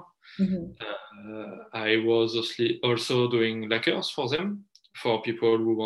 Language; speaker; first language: English; non-native, fluent; French